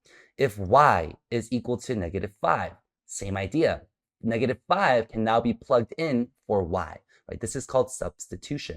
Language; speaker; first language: English; native; English